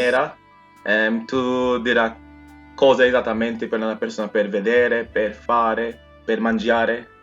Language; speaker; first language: Italian; non-native, learner; English